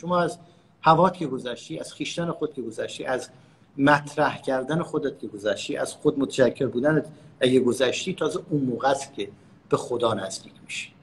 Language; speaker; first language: Persian; native; Persian